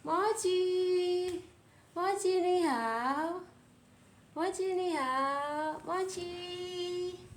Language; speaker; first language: Chinese; non-native, learner; Indonesian